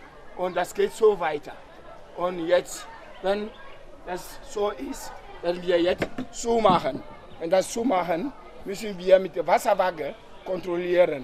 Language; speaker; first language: German; non-native, learner; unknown